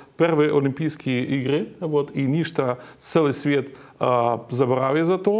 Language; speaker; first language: Croatian; non-native, learner; Ukrainian